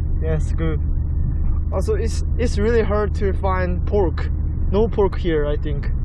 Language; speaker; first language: English; non-native, learner; Korean